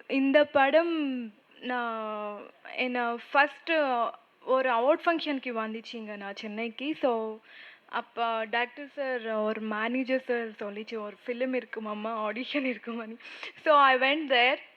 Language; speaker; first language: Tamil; non-native, learner; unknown